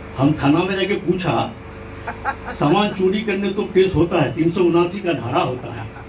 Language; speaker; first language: Hindi; non-native, local second language; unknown